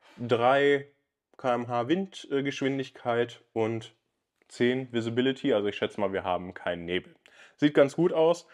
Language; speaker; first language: German; native; German